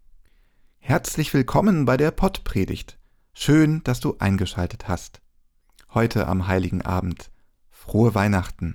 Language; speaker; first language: German; native; German